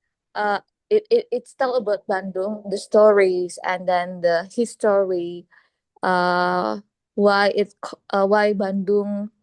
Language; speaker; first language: English; non-native, learner; Indonesian